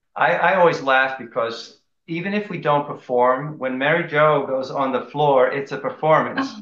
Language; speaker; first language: English; early bilingual, other home language; Dutch